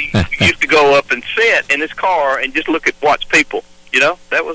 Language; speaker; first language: English; native; English